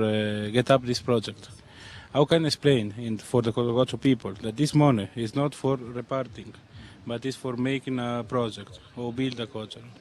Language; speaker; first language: English; non-native, learner; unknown